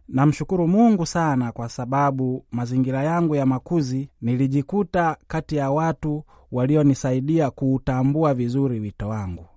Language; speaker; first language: Swahili; native; Swahili